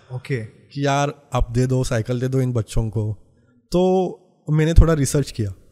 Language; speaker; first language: Hindi; non-native, local second language; Marathi